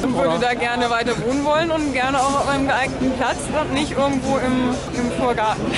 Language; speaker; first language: German; native; German